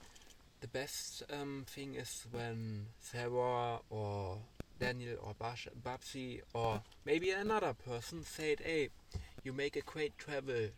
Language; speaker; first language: English; non-native, learner; German